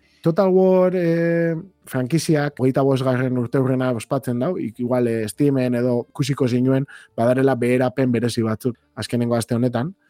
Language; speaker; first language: Basque; native; Basque